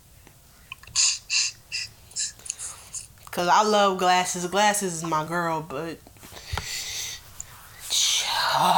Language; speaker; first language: English; native; English